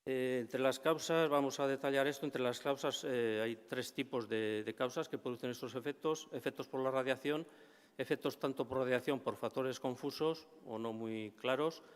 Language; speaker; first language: Spanish; native; Spanish